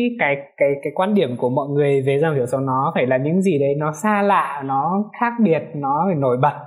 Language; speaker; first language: Vietnamese; non-native, local second language; Hmong